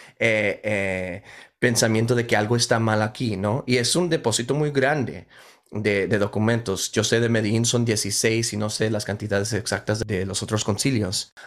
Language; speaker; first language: Spanish; early bilingual, heritage; Spanish